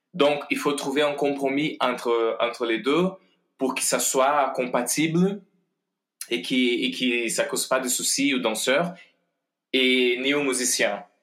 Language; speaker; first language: French; non-native, fluent; Portuguese